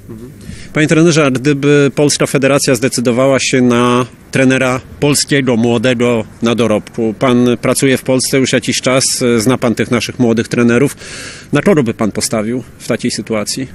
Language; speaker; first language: Polish; native; Polish